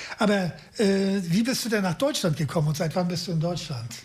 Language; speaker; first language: German; native; German